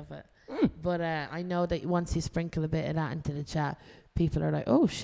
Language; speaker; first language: English; native; English